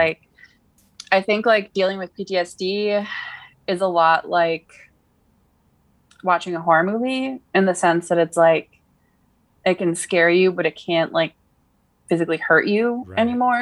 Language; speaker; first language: English; native; English